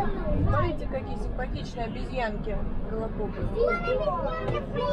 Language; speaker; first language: Russian; native; Russian